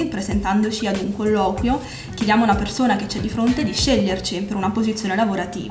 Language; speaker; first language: Italian; native; Italian